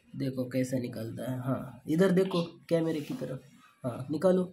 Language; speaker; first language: Hindi; non-native, local second language; Marathi